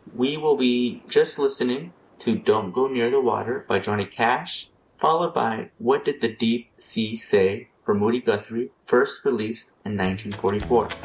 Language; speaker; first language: English; early bilingual, other home language; Spanish